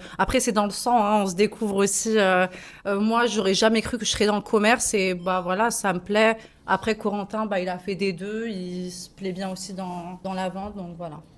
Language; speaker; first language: French; native; French